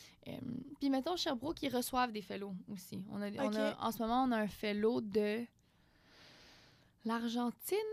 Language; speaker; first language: French; native; French